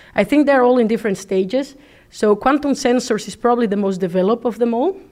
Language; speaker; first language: English; non-native, fluent; Spanish